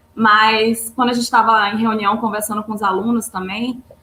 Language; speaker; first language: Portuguese; native; Portuguese